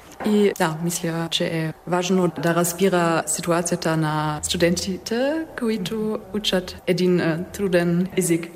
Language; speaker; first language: Bulgarian; non-native, learner; German